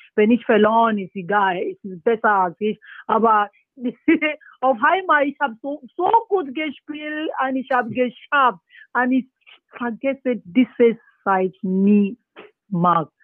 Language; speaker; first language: German; non-native, fluent; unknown